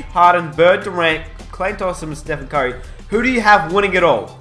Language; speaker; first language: English; native; English